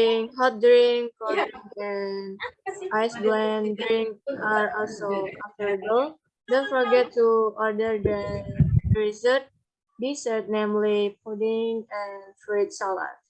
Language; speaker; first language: English; non-native, learner; Indonesian